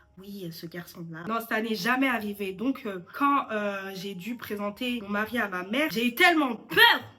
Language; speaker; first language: French; early bilingual, other home language; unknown